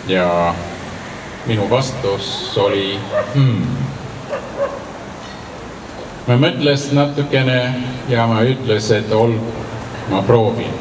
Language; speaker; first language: Estonian; non-native, learner; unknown